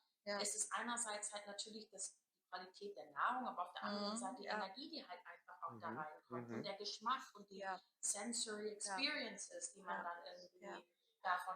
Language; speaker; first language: German; native; German